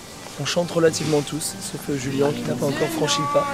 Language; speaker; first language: French; native; French